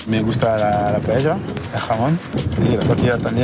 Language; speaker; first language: Spanish; non-native, learner; French